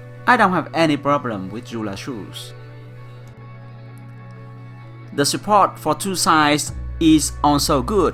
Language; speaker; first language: English; non-native, fluent; Vietnamese